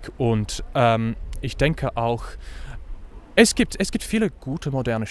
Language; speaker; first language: German; non-native, learner; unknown